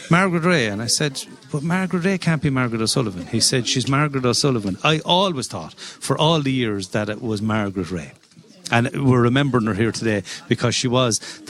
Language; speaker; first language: English; native; English